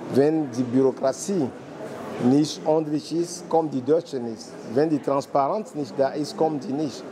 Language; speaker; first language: German; non-native, fluent; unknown